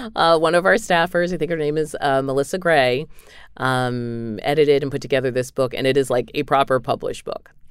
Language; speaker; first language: English; native; English